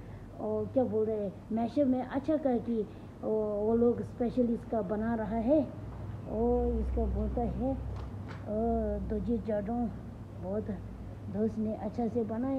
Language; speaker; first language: Hindi; non-native, local second language; Tibetan